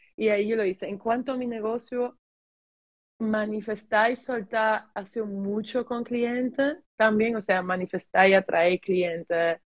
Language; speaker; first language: Spanish; early bilingual, heritage; German